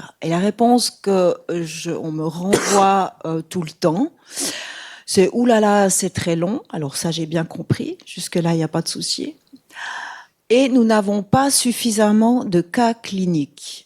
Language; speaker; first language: French; native; French